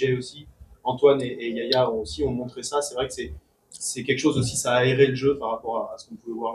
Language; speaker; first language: French; native; French